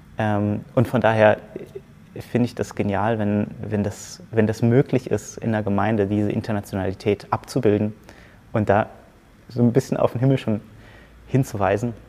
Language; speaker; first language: German; native; German